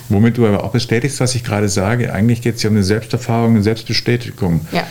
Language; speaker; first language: German; native; German